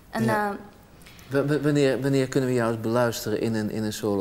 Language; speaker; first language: Dutch; native; Dutch